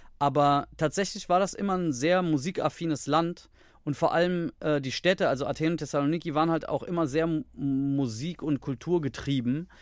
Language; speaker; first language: German; early bilingual, heritage; Greek